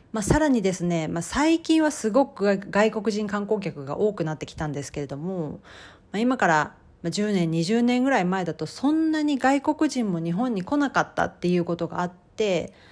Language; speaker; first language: Japanese; native; Japanese